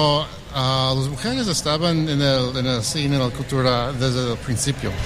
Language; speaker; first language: Spanish; early bilingual, heritage; English